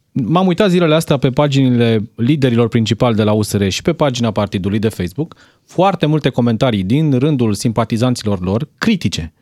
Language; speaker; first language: Romanian; native; Romanian